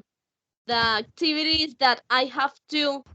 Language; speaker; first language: English; non-native, learner; Spanish